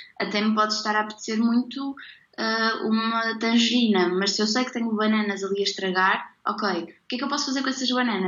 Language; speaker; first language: Portuguese; native; Portuguese